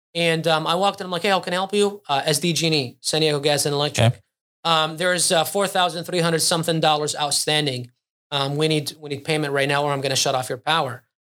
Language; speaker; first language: English; early bilingual, other home language; Arabic